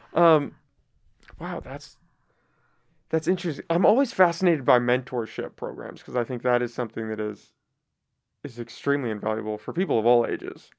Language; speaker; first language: English; early bilingual, other home language; Spanish